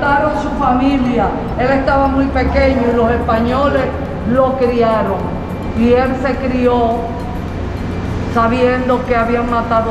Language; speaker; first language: Spanish; native; Spanish